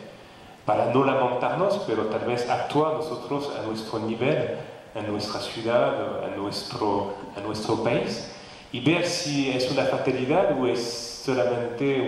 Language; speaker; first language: Spanish; non-native, fluent; French